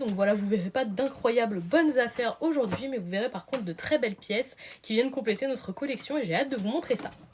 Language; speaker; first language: French; native; French